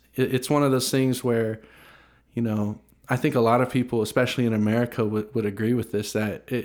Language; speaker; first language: English; native; English